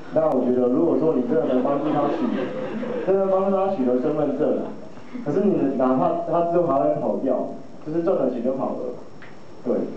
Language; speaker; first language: Chinese; native; Chinese